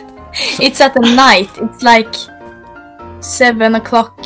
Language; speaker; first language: English; non-native, learner; Swedish